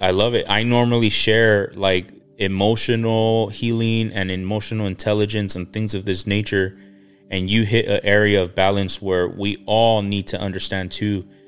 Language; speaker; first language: English; early bilingual, other home language; Spanish